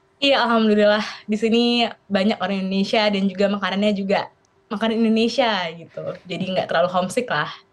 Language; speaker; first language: Indonesian; native; Indonesian